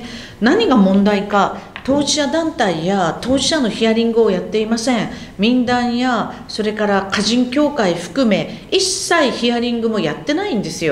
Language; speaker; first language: Japanese; native; Japanese